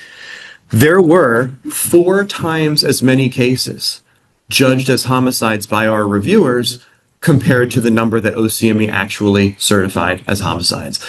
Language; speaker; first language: English; native; English